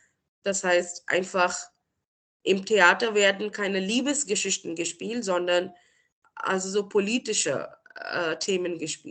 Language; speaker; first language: German; non-native, fluent; Marathi